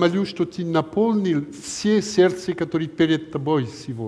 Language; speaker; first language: Russian; non-native, learner; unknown